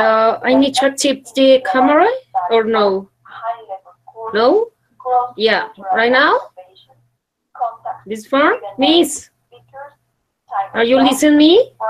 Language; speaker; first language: English; non-native, learner; Spanish